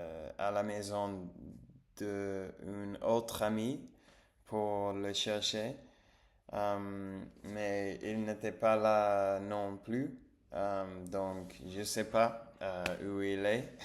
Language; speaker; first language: French; non-native, learner; English